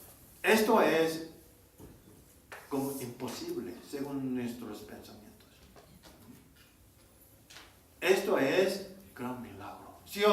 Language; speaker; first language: Spanish; non-native, learner; Korean